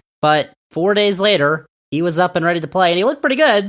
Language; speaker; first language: English; native; English